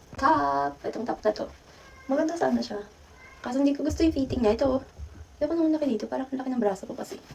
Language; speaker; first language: Filipino; native; Filipino